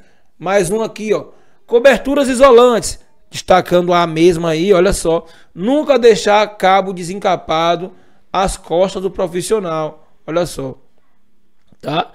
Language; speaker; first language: Portuguese; native; Portuguese